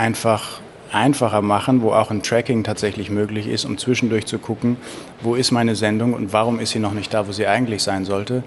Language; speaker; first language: German; native; German